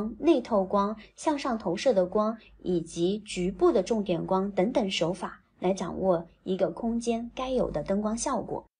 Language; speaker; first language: Chinese; native; Chinese